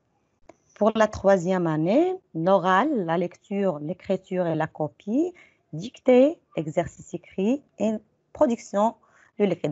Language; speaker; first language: French; non-native, local second language; Arabic